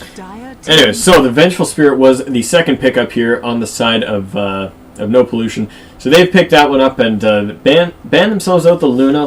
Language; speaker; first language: English; native; English